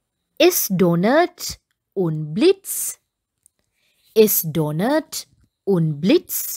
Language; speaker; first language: German; non-native, learner; Sinhala